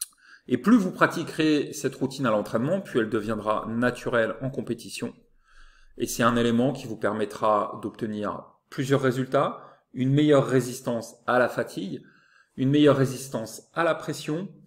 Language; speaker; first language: French; native; French